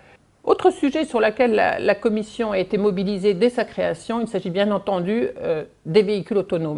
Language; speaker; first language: French; native; French